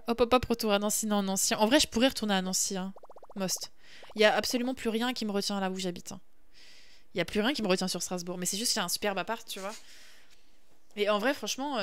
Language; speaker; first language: French; native; French